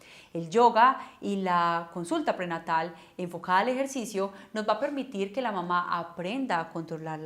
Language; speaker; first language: Spanish; native; Spanish